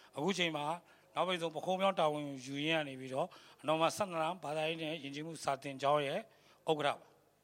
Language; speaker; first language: Burmese; native; Burmese